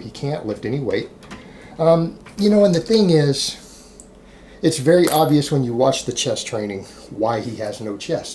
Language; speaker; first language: English; native; English